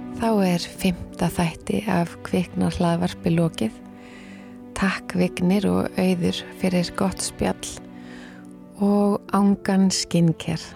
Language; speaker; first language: Icelandic; native; Icelandic